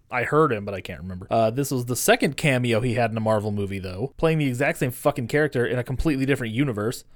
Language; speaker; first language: English; native; English